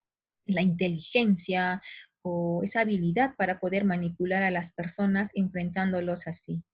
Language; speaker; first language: Spanish; native; Spanish